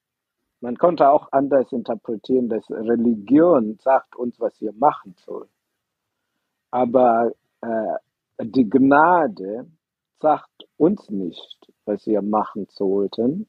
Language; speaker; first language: German; non-native, fluent; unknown